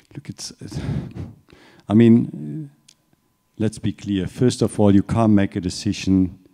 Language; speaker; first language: English; non-native, fluent; German